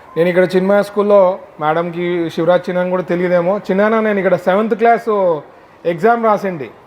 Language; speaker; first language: Telugu; native; Telugu